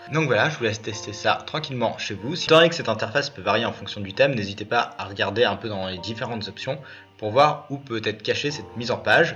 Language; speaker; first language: French; native; French